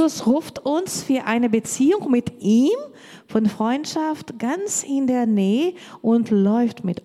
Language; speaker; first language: German; non-native, learner; Portuguese